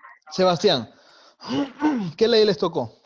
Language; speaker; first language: Spanish; native; Spanish